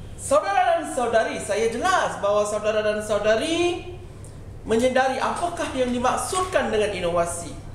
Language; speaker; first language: Malay; non-native, local second language; Tamil